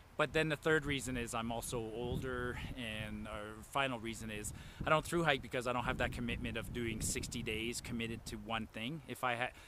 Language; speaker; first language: English; non-native, local second language; French